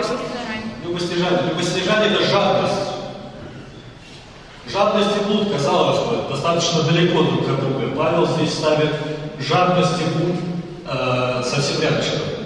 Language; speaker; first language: Russian; native; Russian